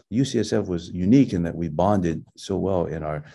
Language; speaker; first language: English; early bilingual, other home language; Min Nan Chinese